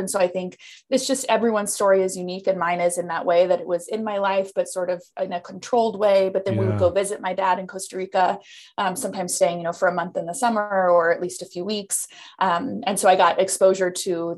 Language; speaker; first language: English; native; English